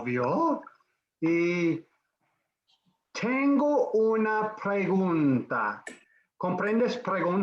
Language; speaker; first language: Spanish; non-native, fluent; English